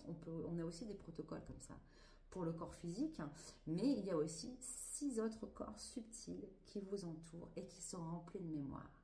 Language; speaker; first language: French; native; French